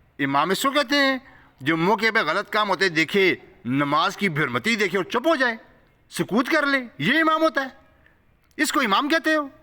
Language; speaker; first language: Urdu; non-native, local second language; Punjabi